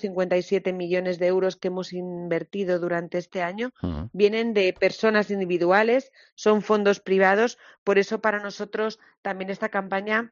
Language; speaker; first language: Spanish; native; Spanish